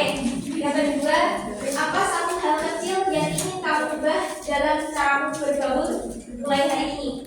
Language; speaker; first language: Indonesian; native; Indonesian